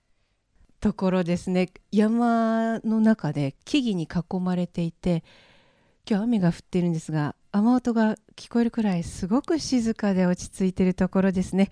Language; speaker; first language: Japanese; native; Japanese